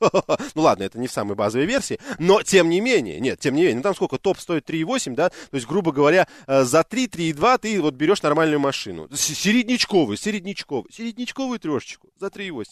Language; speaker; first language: Russian; native; Russian